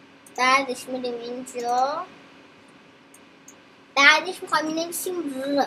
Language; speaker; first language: Persian; early bilingual, heritage; Persian